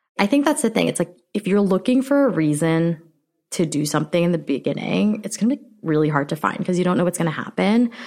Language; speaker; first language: English; early bilingual, other home language; Filipino